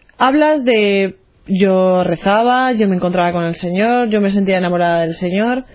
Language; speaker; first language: Spanish; native; Spanish